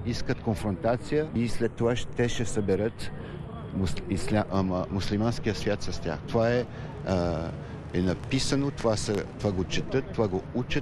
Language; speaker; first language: Bulgarian; non-native, fluent; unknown